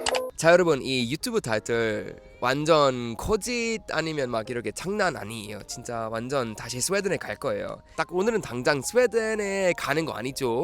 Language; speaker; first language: Korean; non-native, fluent; Swedish